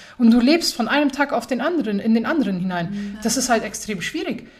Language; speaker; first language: German; early bilingual, other home language; Persian